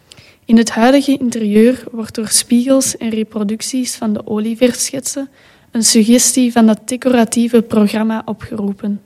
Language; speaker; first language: Dutch; native; Dutch